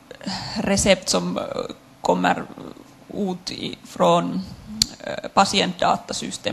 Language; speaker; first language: Swedish; non-native, local second language; Finnish